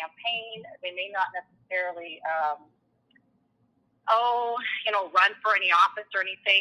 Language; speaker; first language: English; native; English